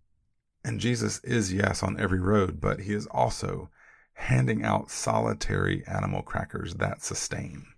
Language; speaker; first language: English; native; English